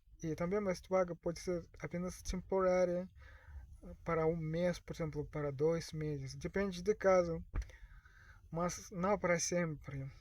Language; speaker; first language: Portuguese; non-native, learner; Russian